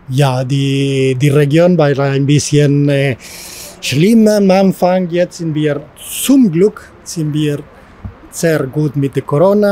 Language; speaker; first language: German; non-native, learner; Spanish